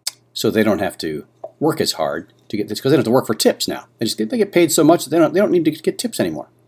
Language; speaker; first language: English; native; English